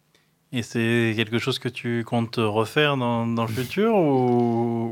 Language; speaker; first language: French; native; French